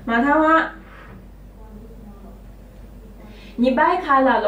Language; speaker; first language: Japanese; non-native, learner; Chinese